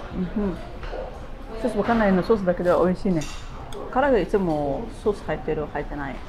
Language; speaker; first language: Japanese; non-native, learner; Arabic